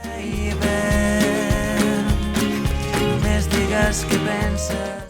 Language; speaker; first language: Catalan; non-native, learner; Russian